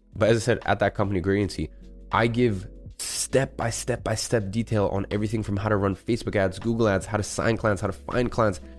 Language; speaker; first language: English; native; English